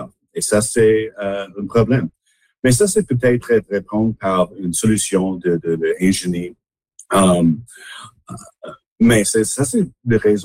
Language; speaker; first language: French; non-native, local second language; English